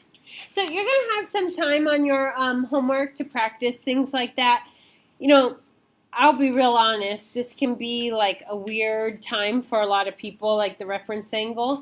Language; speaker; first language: English; native; English